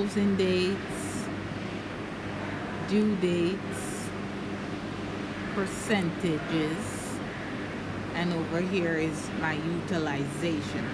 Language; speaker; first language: English; native; English